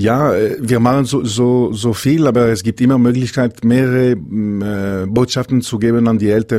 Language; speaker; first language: German; non-native, local second language; French